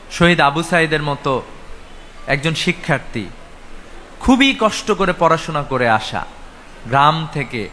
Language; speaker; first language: Bangla; native; Bangla